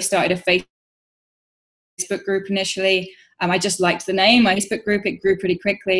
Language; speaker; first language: English; native; English